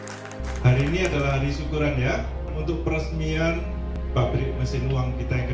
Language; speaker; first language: Indonesian; native; Indonesian